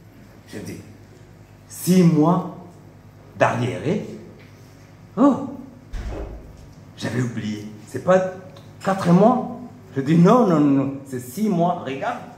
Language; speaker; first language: French; non-native, local second language; Rundi